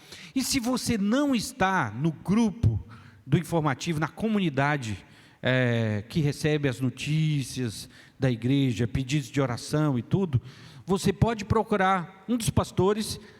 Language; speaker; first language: Portuguese; native; Portuguese